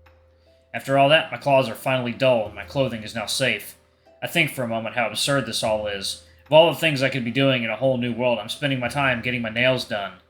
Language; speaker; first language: English; native; English